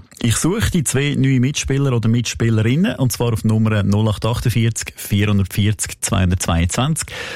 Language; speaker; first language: German; native; German